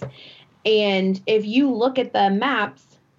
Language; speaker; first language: English; native; English